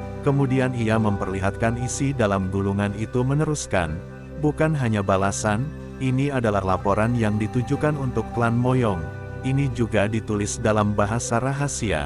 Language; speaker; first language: Indonesian; native; Indonesian